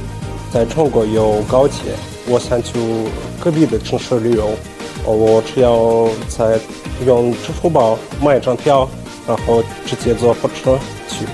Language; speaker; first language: Chinese; non-native, fluent; Russian